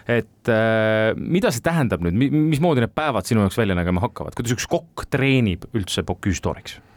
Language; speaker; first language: Estonian; native; Estonian